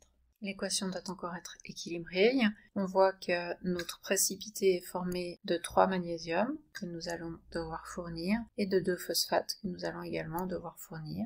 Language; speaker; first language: French; native; French